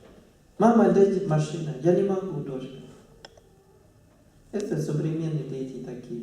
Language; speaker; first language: Russian; non-native, fluent; Thai